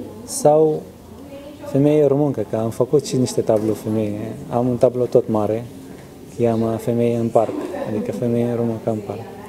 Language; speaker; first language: Romanian; non-native, learner; Arabic